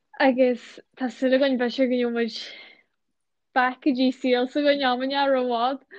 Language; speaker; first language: Irish; native; Irish